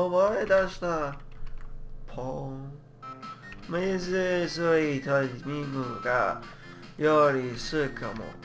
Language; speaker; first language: Japanese; non-native, learner; English